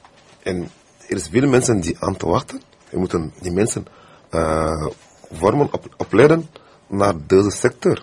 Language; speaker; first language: Dutch; non-native, fluent; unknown